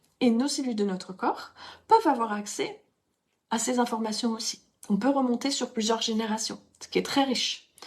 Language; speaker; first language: French; native; French